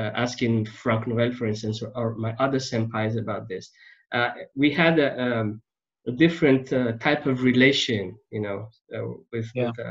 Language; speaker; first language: English; non-native, fluent; French